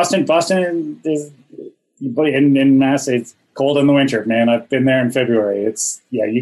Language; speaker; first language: English; native; English